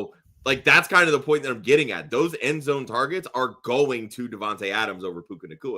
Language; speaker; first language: English; native; English